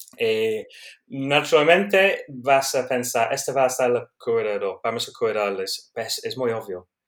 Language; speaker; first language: Spanish; non-native, learner; English